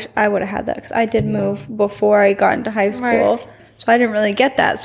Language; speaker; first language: English; native; English